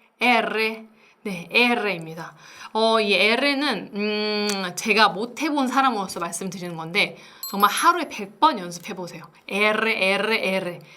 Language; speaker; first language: Korean; native; Korean